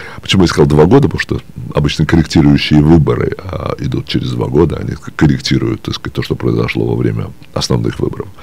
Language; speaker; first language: Russian; native; Russian